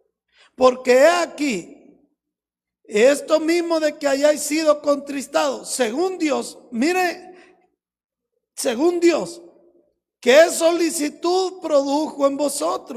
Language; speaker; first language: Spanish; native; Spanish